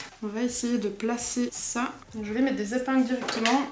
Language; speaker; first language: French; native; French